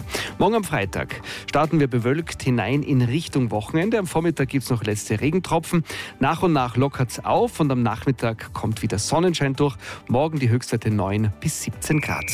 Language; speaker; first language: German; native; German